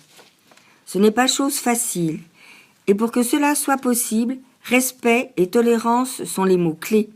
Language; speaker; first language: French; non-native, learner; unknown